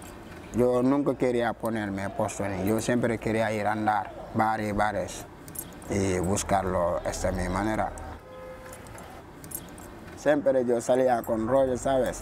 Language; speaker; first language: Spanish; non-native, fluent; Wolof